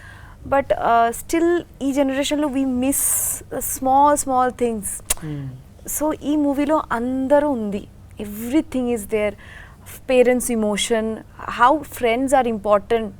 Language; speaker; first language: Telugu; non-native, learner; Bangla